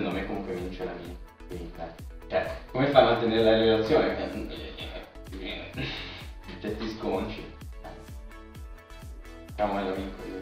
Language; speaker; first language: Italian; native; Italian